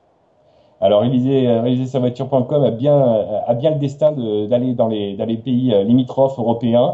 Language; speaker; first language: French; native; French